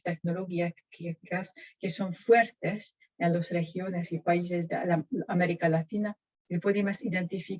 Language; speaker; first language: Spanish; non-native, fluent; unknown